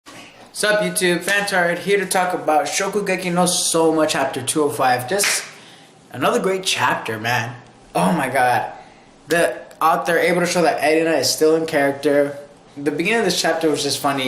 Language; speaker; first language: English; native; English